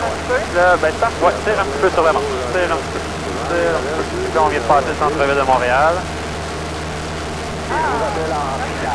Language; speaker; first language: French; native; French